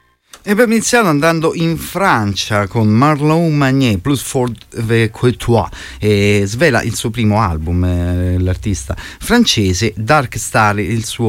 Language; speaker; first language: Italian; native; Italian